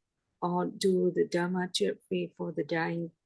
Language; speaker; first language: English; non-native, learner; Vietnamese